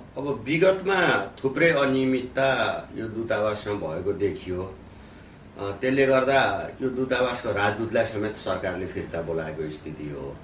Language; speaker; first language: Nepali; native; Nepali